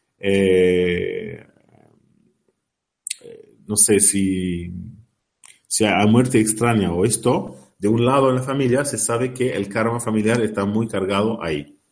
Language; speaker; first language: Spanish; non-native, learner; Arabic